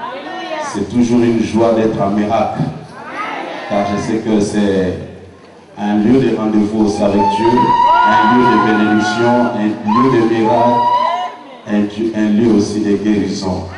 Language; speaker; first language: French; non-native, local second language; Lingala